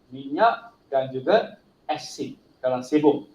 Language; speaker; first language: Malay; non-native, local second language; Tamil